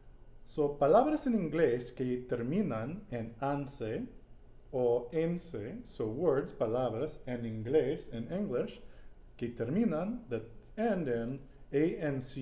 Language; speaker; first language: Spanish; non-native, learner; English